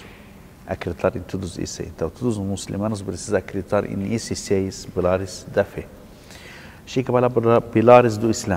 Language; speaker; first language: Portuguese; non-native, learner; Arabic